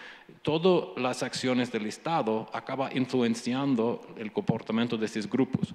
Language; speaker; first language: Spanish; non-native, fluent; English